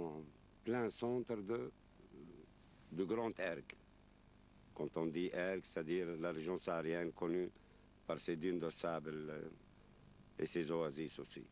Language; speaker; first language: French; non-native, local second language; Arabic